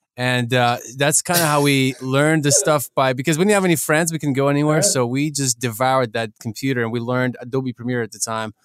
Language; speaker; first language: English; early bilingual, other home language; Ukrainian